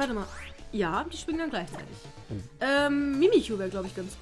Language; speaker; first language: German; native; German